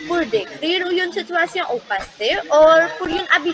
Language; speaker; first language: French; non-native, fluent; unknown